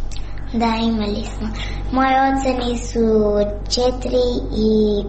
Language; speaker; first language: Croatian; non-native, learner; Persian